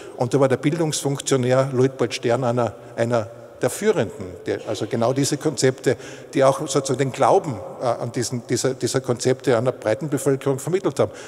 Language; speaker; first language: German; native; German